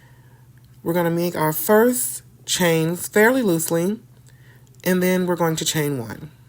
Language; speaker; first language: English; native; English